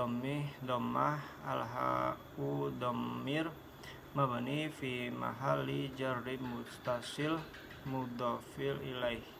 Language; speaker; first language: Arabic; non-native, learner; Indonesian